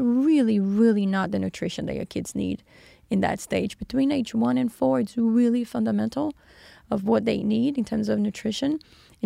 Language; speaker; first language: English; non-native, fluent; Portuguese